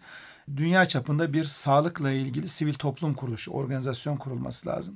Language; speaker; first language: Turkish; native; Turkish